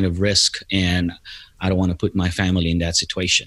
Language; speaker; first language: English; non-native, local second language; Filipino